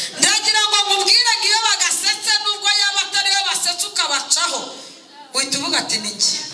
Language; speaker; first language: Kinyarwanda; native; Kinyarwanda